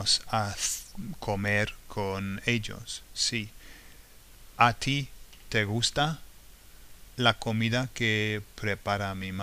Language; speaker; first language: Spanish; non-native, fluent; English